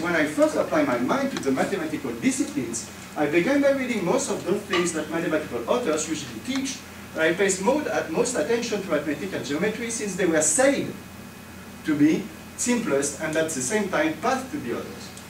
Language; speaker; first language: English; non-native, fluent; French